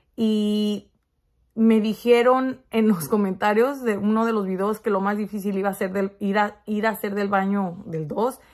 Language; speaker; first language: Spanish; early bilingual, heritage; Spanish